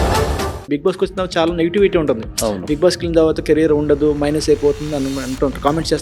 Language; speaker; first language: Telugu; native; Telugu